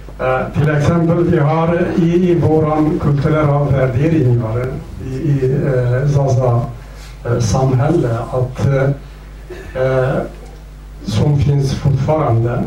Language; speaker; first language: Swedish; non-native, fluent; Zaza